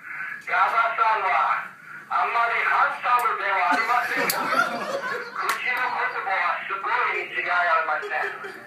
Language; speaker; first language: Japanese; non-native, learner; English